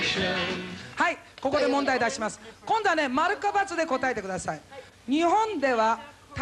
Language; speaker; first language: Japanese; native; Japanese